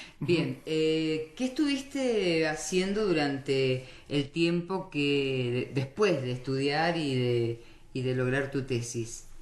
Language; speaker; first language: Spanish; native; Spanish